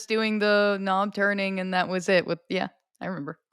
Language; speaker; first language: English; native; English